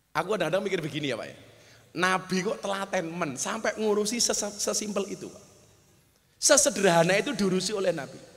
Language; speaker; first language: Indonesian; native; Indonesian